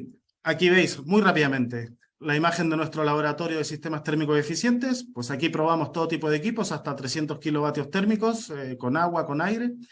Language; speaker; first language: Spanish; native; Spanish